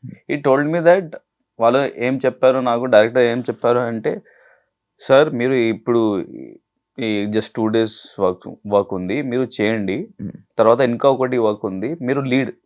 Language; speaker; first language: Telugu; non-native, learner; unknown